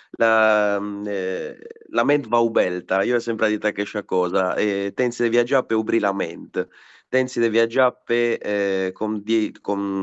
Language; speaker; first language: Catalan; non-native, local second language; Italian